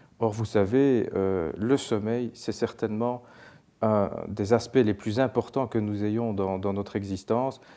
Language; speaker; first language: French; native; French